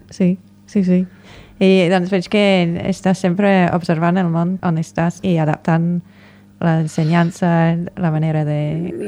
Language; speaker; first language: Catalan; non-native, fluent; English